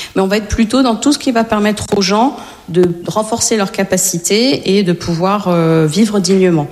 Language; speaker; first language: French; native; French